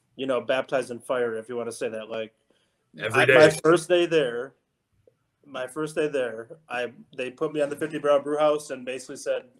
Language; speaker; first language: English; native; English